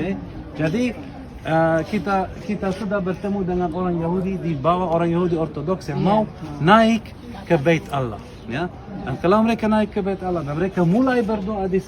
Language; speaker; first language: Indonesian; non-native, fluent; Arabic